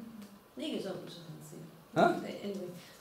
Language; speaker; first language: Chinese; non-native, fluent; German